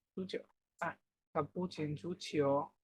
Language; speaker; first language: Chinese; non-native, learner; Bangla